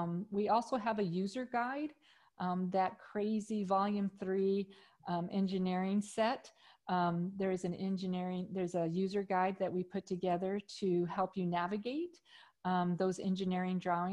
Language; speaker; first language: English; native; English